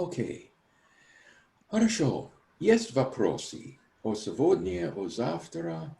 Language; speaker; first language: Russian; non-native, learner; English